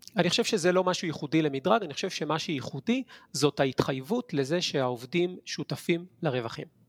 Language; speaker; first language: Hebrew; native; Hebrew